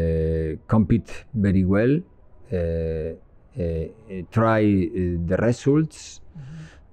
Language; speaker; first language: English; non-native, learner; Spanish